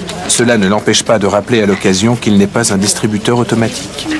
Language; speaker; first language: French; native; French